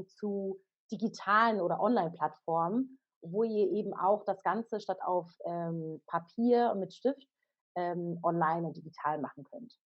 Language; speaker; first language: German; native; German